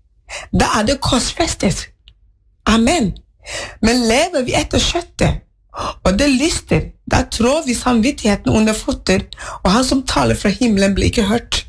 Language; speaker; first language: Norwegian; non-native, learner; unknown